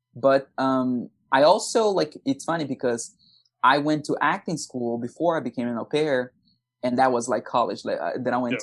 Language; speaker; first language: English; non-native, fluent; Portuguese